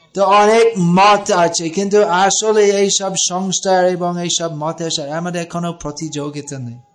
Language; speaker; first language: Bangla; non-native, fluent; English